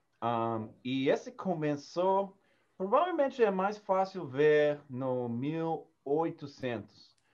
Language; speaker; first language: Portuguese; non-native, learner; English